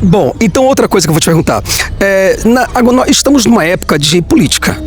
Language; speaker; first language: Portuguese; native; Portuguese